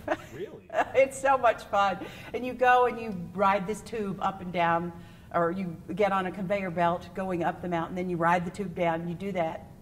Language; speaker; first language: English; native; English